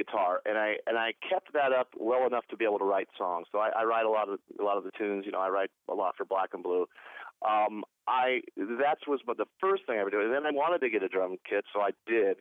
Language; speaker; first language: English; native; English